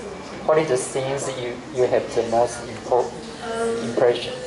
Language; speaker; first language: English; non-native, learner; Chinese